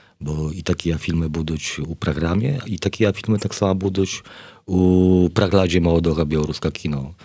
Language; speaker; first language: Polish; non-native, learner; Belarusian